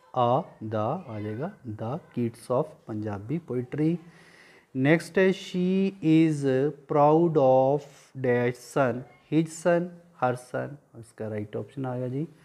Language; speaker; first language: Hindi; non-native, local second language; Punjabi